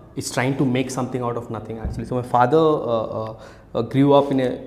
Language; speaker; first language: English; non-native, local second language; Odia